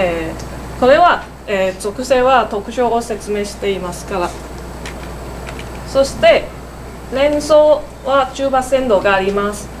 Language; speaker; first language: Japanese; non-native, learner; Cantonese